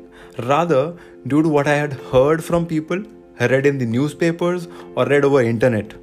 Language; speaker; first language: English; non-native, local second language; Hindi